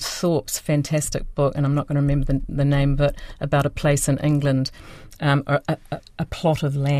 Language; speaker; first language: English; native; English